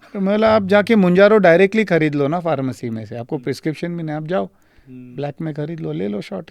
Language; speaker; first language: Hindi; non-native, local second language; Marathi